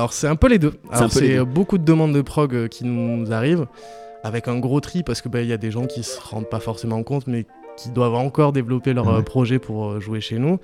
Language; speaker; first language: French; native; French